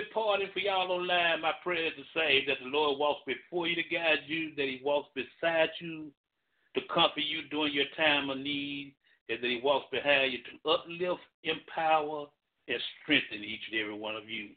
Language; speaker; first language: English; native; English